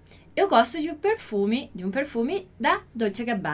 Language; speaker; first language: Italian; non-native, fluent; Portuguese